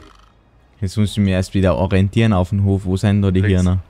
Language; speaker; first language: German; native; German